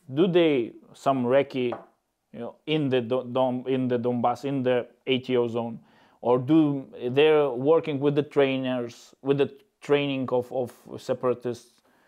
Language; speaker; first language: English; non-native, learner; Lithuanian